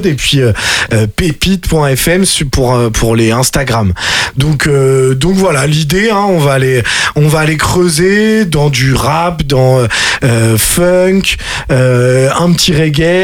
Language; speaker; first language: French; native; French